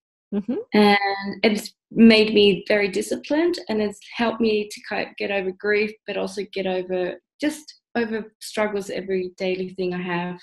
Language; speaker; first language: English; native; English